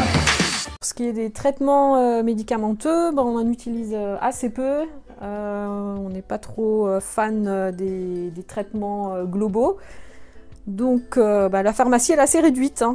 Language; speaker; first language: French; native; French